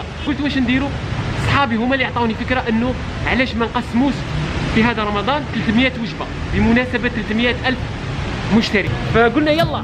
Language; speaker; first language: Arabic; native; Arabic